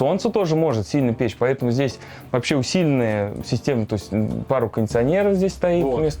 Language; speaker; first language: Russian; native; Russian